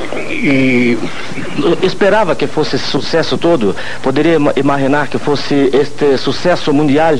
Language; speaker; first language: Portuguese; native; Portuguese